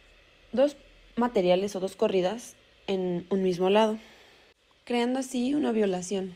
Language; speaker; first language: Spanish; native; Spanish